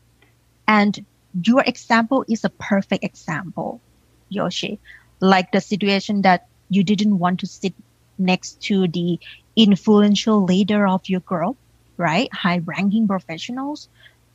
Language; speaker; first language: English; non-native, fluent; Thai